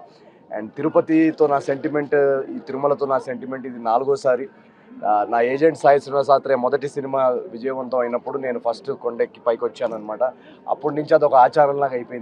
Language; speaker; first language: Telugu; native; Telugu